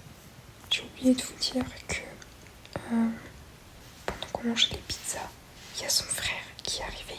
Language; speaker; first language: French; native; French